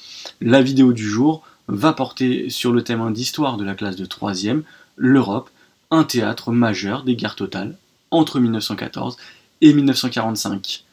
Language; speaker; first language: French; native; French